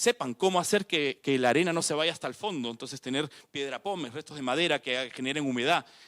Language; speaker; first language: Spanish; native; Spanish